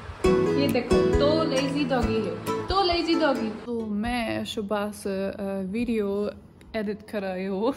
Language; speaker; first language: Hindi; non-native, learner; German